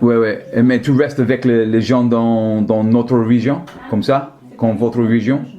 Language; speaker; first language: French; non-native, learner; English